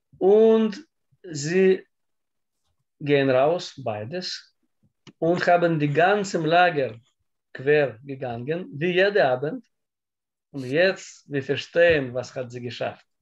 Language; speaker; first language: German; non-native, learner; Russian